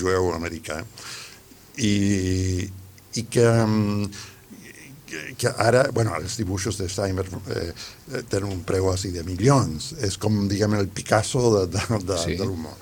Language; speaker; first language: Catalan; non-native, fluent; Spanish